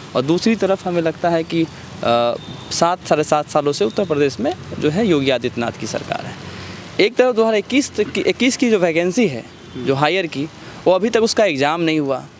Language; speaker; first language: Hindi; native; Hindi